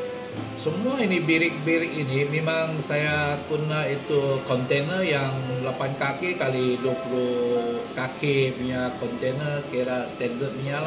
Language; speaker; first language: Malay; non-native, local second language; Hakka Chinese